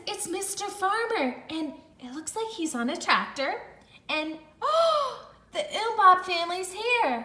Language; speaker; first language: English; native; English